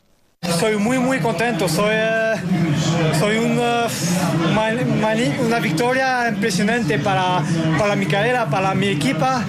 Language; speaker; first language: Spanish; non-native, learner; French